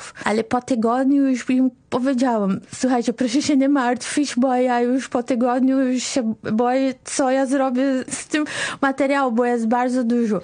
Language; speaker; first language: Polish; non-native, fluent; Portuguese